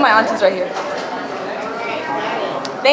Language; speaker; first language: English; native; English